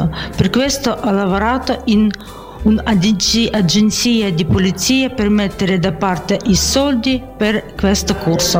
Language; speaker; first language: Italian; non-native, learner; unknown